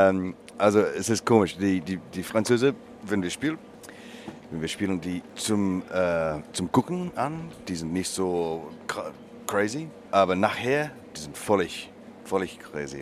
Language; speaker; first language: German; non-native, learner; English